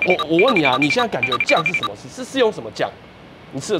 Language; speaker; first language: Chinese; native; Chinese